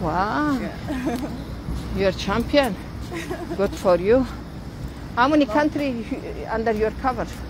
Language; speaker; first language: English; non-native, learner; Persian